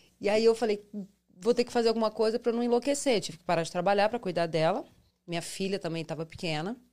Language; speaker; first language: Portuguese; native; Portuguese